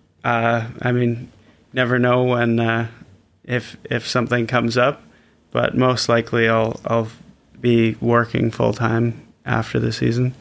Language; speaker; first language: English; native; English